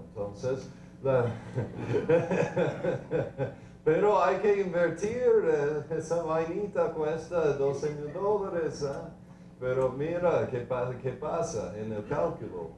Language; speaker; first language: Spanish; non-native, fluent; English